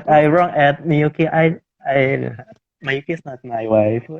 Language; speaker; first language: English; non-native, learner; Indonesian